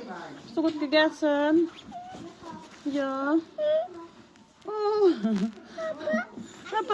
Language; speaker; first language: German; non-native, learner; Filipino